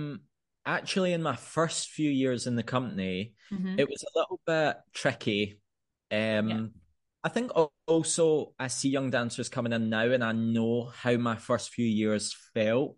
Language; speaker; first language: English; native; English